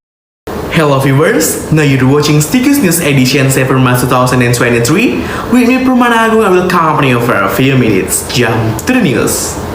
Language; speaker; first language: English; non-native, learner; Indonesian